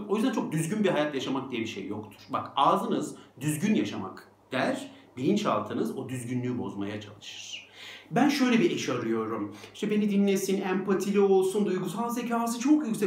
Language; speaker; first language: Turkish; native; Turkish